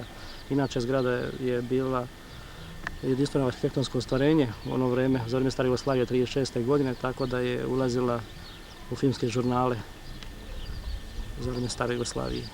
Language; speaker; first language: Bosnian; native; Bosnian